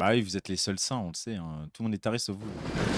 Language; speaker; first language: French; native; French